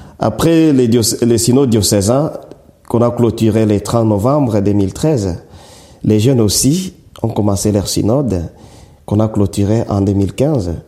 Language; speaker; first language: French; non-native, local second language; Swahili